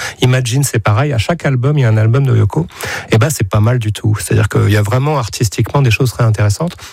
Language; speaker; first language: French; native; French